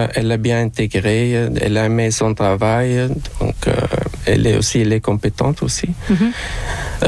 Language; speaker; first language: French; non-native, local second language; Arabic